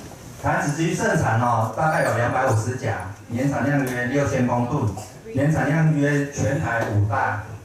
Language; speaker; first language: Chinese; native; Chinese